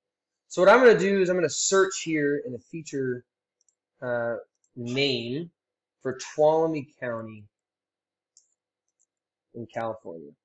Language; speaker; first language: English; native; English